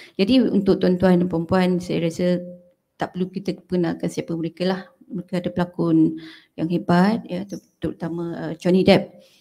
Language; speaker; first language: Malay; native; Malay